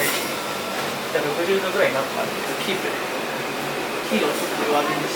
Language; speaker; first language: Japanese; native; Japanese